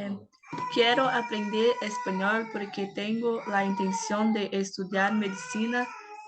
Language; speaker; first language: Spanish; non-native, learner; Portuguese